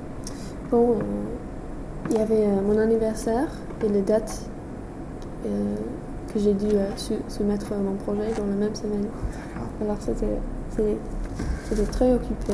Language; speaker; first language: French; non-native, fluent; English